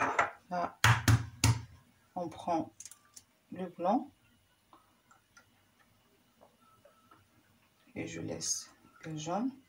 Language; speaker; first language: French; non-native, local second language; Arabic